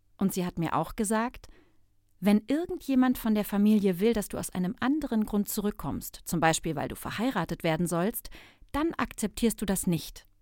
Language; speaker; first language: German; non-native, fluent; Turkish